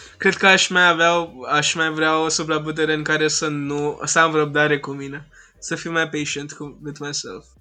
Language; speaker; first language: Romanian; non-native, fluent; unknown